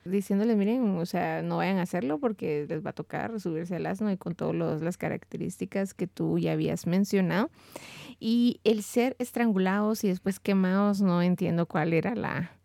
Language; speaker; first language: Spanish; native; Spanish